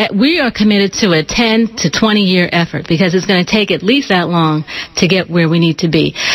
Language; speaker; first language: English; native; English